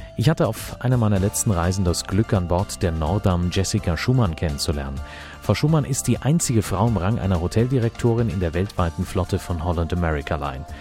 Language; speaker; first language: German; native; German